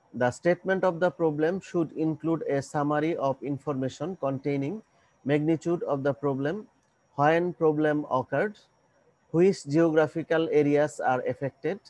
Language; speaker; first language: English; non-native, local second language; Bangla